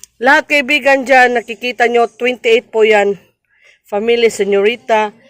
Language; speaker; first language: Filipino; non-native, local second language; Cebuano